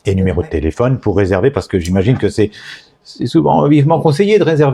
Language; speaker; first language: French; native; French